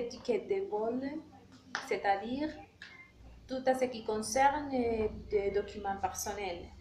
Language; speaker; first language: French; non-native, learner; Spanish